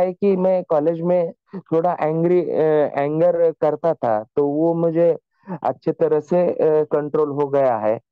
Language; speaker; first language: Hindi; non-native, local second language; Marathi